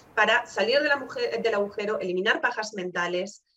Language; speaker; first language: Spanish; native; Spanish